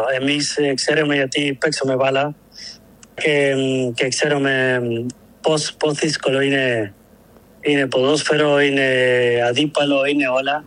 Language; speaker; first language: Greek; non-native, learner; Spanish